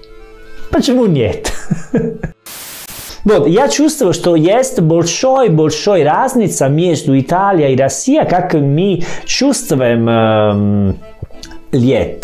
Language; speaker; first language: Russian; non-native, fluent; Italian